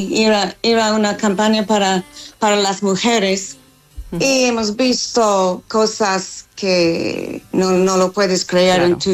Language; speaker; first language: Spanish; non-native, fluent; English